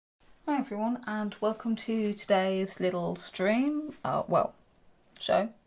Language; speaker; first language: English; native; English